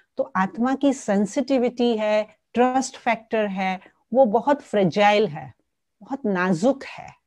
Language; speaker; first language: Hindi; non-native, local second language; Gujarati